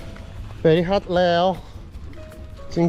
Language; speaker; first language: English; non-native, learner; Korean